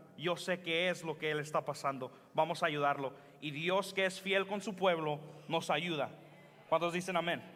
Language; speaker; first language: Spanish; early bilingual, heritage; Spanish